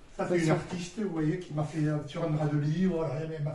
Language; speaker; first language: French; native; French